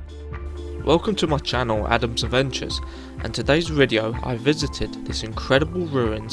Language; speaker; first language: English; non-native, fluent; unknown